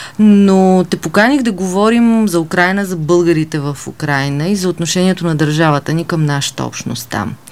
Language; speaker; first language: Bulgarian; native; Bulgarian